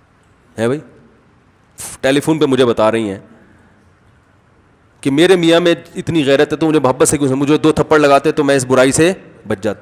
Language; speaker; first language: Urdu; native; Urdu